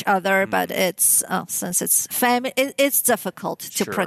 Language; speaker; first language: English; non-native, fluent; Russian